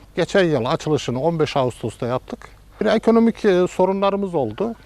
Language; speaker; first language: Turkish; native; Turkish